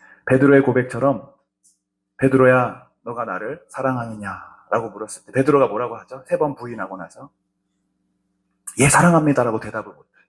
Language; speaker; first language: Korean; native; Korean